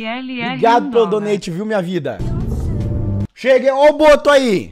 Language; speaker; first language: Portuguese; native; Portuguese